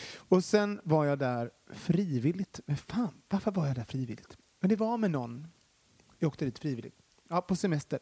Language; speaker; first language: Swedish; native; Swedish